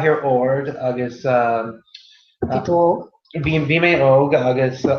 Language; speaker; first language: Irish; non-native, learner; English